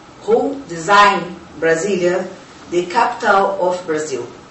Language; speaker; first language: English; non-native, learner; Portuguese